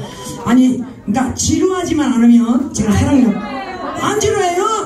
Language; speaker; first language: Korean; native; Korean